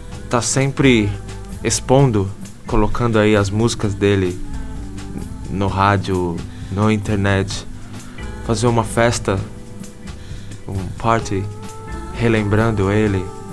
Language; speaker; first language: Portuguese; native; Portuguese